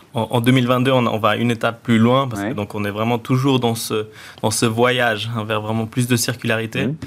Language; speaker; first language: French; native; French